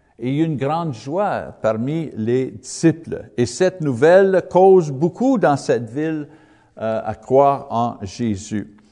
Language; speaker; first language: French; non-native, learner; English